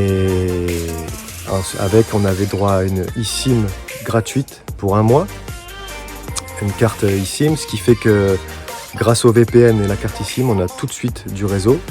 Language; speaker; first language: French; native; French